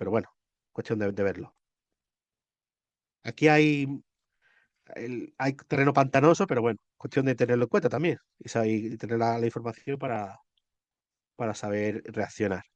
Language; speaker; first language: Spanish; native; Spanish